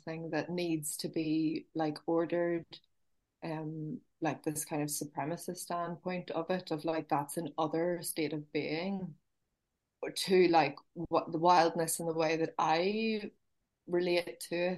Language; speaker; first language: English; native; English